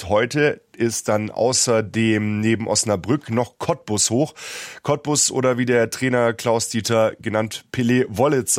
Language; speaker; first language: German; native; German